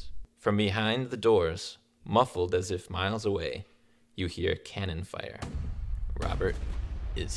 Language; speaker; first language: English; native; English